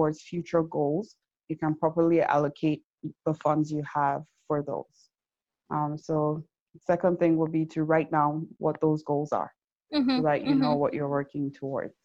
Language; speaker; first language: English; non-native, local second language; Yoruba